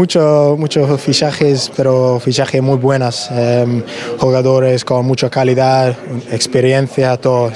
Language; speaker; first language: Spanish; non-native, learner; English